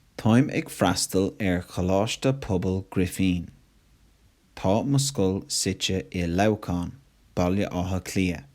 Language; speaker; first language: Irish; non-native, local second language; English